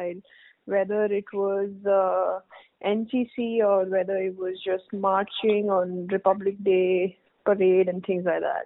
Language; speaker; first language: English; non-native, local second language; Hindi